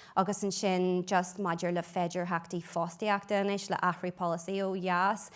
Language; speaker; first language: Irish; non-native, local second language; English